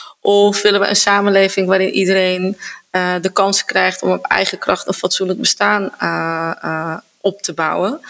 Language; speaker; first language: Dutch; native; Dutch